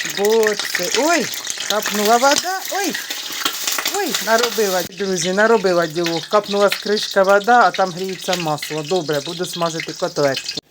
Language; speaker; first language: Ukrainian; native; Ukrainian